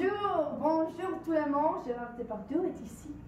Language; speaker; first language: French; non-native, learner; English